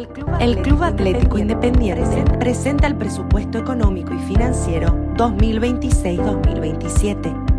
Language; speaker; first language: Spanish; native; Spanish